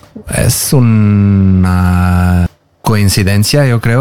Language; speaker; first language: Spanish; non-native, learner; Norwegian